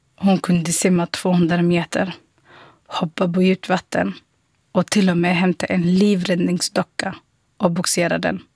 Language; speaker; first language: Swedish; non-native, fluent; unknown